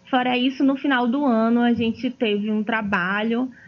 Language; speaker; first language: Portuguese; native; Portuguese